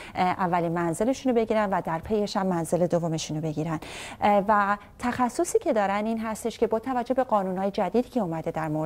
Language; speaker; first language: Persian; native; Persian